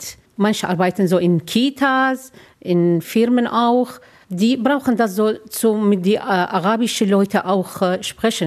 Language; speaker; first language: German; non-native, learner; Arabic